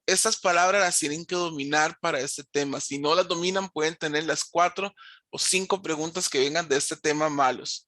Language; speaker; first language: Spanish; native; Spanish